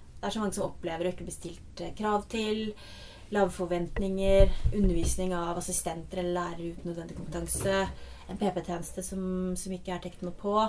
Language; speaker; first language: Norwegian; native; Norwegian